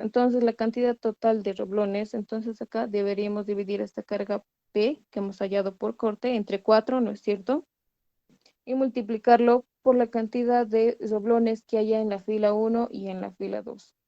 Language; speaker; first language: Spanish; native; Spanish